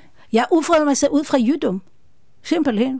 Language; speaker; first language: Danish; non-native, fluent; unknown